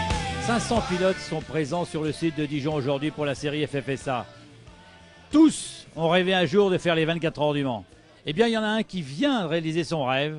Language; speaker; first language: French; native; French